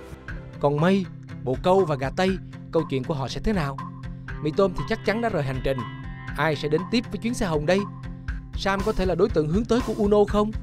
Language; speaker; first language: Vietnamese; native; Vietnamese